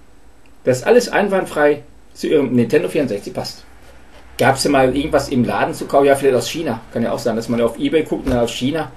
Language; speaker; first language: German; native; German